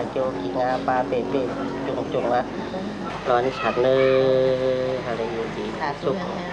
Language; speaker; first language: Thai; non-native, local second language; Shan